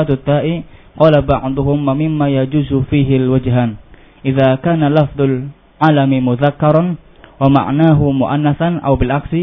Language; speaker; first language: Arabic; non-native, fluent; Indonesian